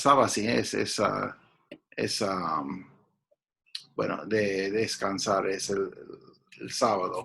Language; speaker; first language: Spanish; non-native, fluent; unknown